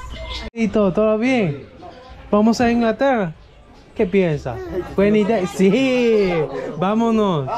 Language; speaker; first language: Spanish; non-native, learner; English